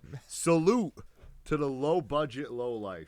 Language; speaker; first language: English; native; English